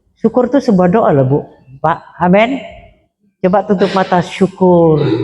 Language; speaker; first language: Indonesian; non-native, local second language; Madurese